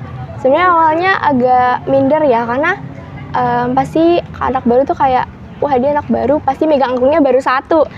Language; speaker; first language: Indonesian; native; Indonesian